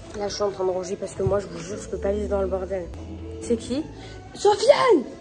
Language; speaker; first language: French; native; French